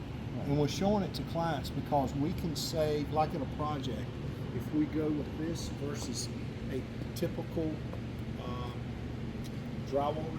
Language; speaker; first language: English; native; English